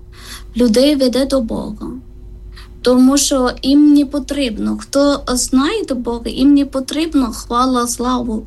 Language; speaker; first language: Ukrainian; non-native, learner; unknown